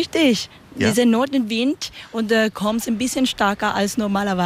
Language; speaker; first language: German; non-native, learner; Spanish